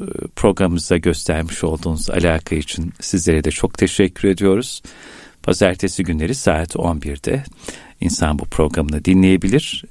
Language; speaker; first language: Turkish; native; Turkish